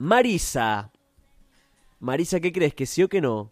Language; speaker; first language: Spanish; native; Spanish